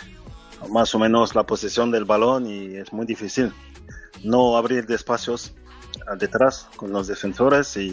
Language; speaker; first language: Spanish; non-native, fluent; French